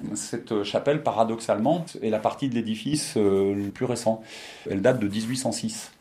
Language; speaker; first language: French; native; French